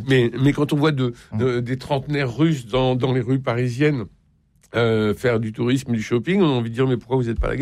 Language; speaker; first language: French; native; French